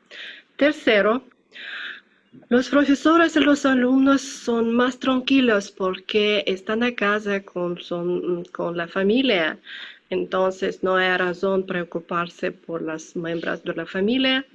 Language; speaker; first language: Spanish; non-native, learner; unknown